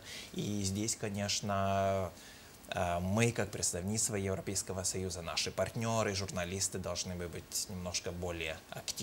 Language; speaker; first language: Russian; non-native, fluent; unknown